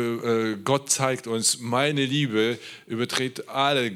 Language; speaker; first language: German; non-native, learner; Polish